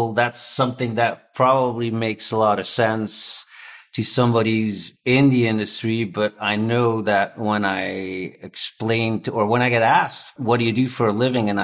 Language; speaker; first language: English; non-native, fluent; Dutch